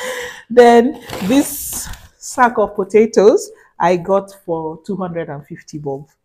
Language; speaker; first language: English; non-native, local second language; Hausa